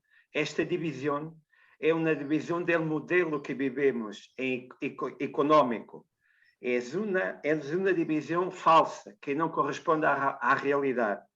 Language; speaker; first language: Spanish; non-native, learner; Portuguese